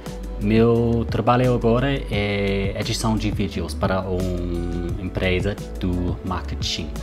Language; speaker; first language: Portuguese; non-native, learner; English